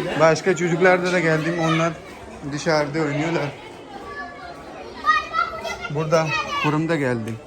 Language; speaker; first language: Turkish; non-native, learner; Punjabi